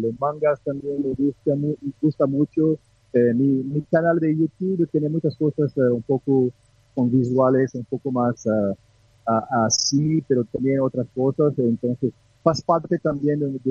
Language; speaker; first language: Spanish; non-native, learner; Portuguese